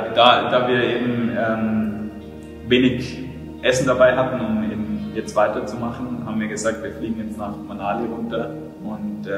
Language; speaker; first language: German; native; German